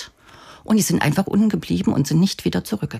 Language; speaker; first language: German; native; German